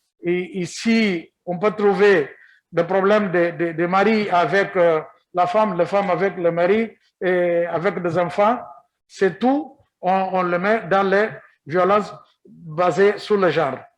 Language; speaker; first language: French; non-native, learner; Kabuverdianu